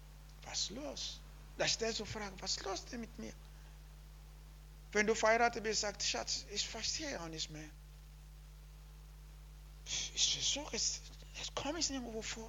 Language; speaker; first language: German; non-native, learner; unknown